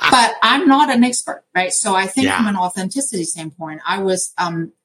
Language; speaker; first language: English; non-native, local second language; Cantonese